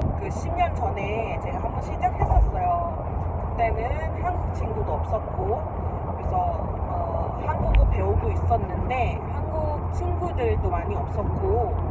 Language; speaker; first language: Korean; non-native, fluent; Malay